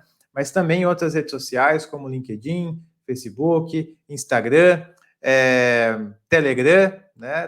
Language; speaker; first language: Portuguese; native; Portuguese